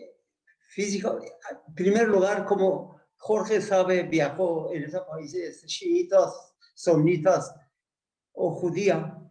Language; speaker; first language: Spanish; non-native, fluent; Persian